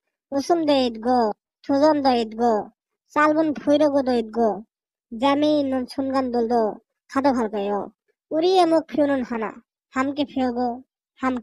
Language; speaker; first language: Korean; non-native, fluent; Bangla